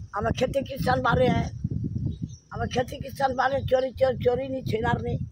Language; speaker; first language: Hindi; non-native, local second language; Odia